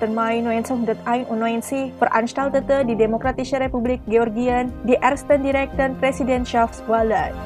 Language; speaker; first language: German; non-native, fluent; Indonesian